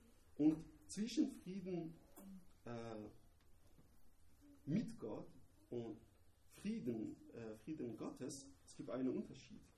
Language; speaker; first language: German; non-native, learner; Persian